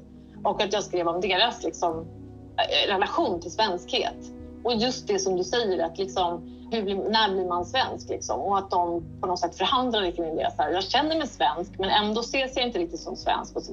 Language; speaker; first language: Swedish; native; Swedish